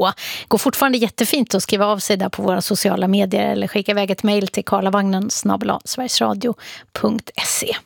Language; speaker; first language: Swedish; native; Swedish